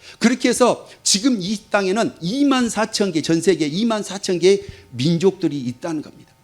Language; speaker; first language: Korean; native; Korean